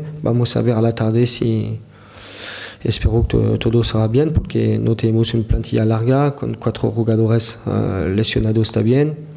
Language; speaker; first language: Spanish; non-native, fluent; French